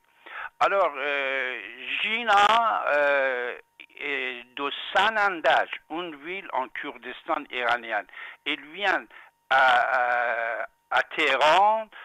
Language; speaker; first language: French; non-native, fluent; Persian